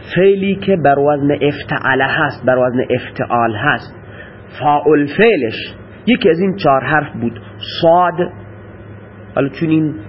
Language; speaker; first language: Persian; non-native, local second language; Baluchi